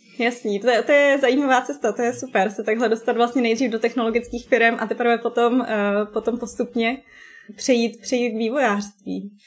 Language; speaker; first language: Czech; native; Czech